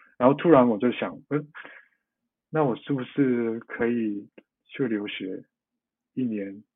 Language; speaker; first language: Chinese; non-native, local second language; Cantonese